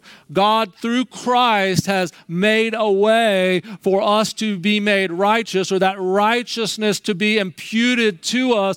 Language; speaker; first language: English; native; English